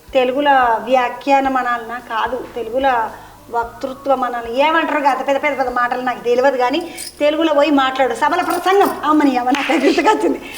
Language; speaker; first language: Telugu; native; Telugu